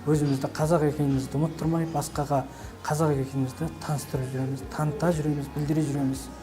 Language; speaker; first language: Kazakh; early bilingual, heritage; Kazakh